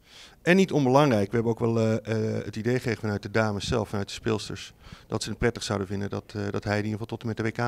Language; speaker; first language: Dutch; native; Dutch